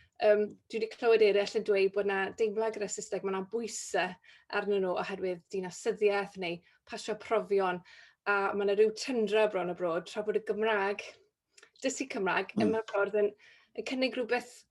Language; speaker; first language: Welsh; native; Welsh